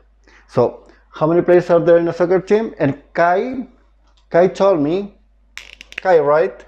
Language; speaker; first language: English; non-native, fluent; Spanish